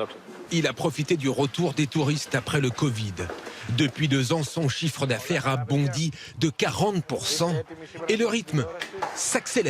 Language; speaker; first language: French; native; French